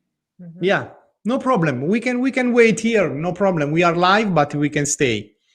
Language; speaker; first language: English; non-native, learner; Italian